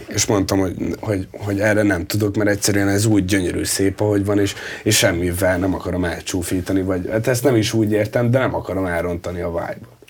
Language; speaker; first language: Hungarian; native; Hungarian